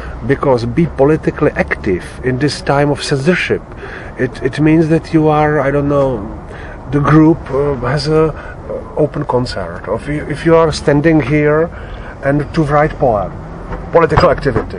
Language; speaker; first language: English; non-native, fluent; Czech